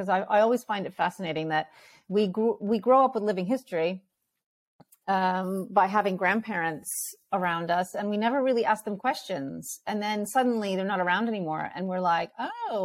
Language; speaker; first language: English; early bilingual, other home language; Ukrainian